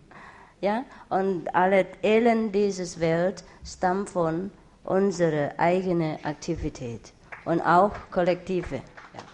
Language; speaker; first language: German; non-native, learner; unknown